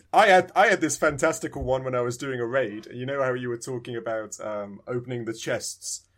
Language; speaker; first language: English; native; English